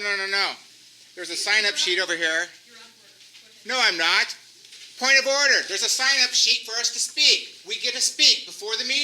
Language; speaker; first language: English; native; English